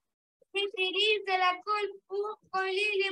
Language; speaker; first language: French; non-native, learner; Arabic